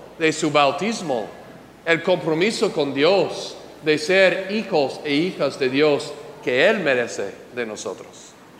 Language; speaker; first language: Spanish; non-native, fluent; English